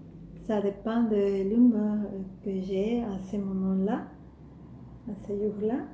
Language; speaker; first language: French; non-native, fluent; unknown